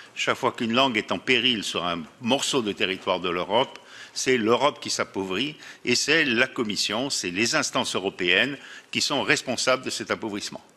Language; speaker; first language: French; native; French